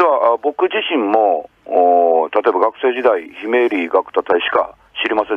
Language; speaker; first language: Japanese; native; Japanese